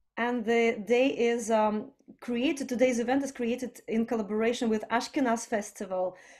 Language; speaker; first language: English; non-native, fluent; Russian